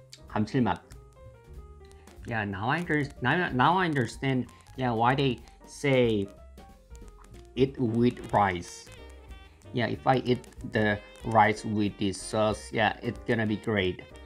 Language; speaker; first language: English; non-native, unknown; Korean